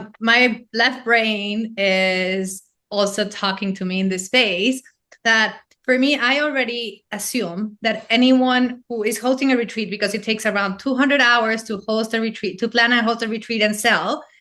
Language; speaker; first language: English; non-native, fluent; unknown